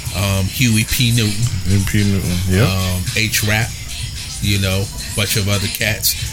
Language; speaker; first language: English; native; English